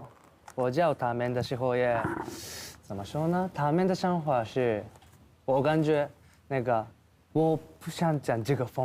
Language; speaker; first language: Chinese; non-native, fluent; Japanese